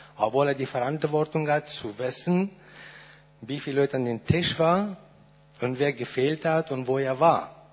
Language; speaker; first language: German; non-native, fluent; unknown